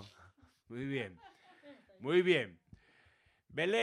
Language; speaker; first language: Spanish; native; Spanish